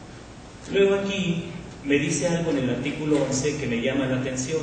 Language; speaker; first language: Spanish; native; Spanish